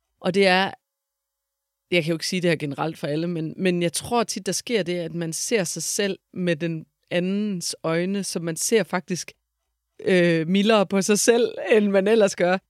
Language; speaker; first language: Danish; native; Danish